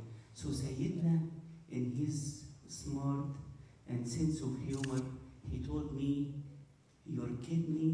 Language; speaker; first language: English; non-native, fluent; Arabic